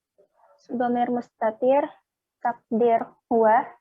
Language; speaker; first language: Arabic; non-native, learner; Indonesian